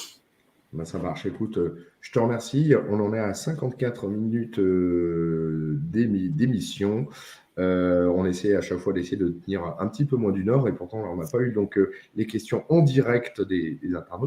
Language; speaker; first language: French; native; French